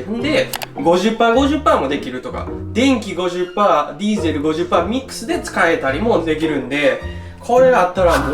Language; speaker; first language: Japanese; native; Japanese